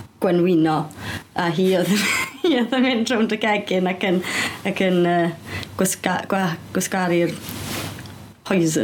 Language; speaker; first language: Welsh; native; Welsh